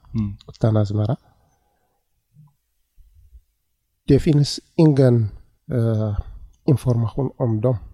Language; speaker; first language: Swedish; non-native, learner; Tigrinya